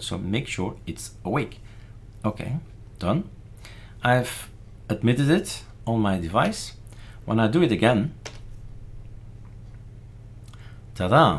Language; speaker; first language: English; non-native, fluent; Dutch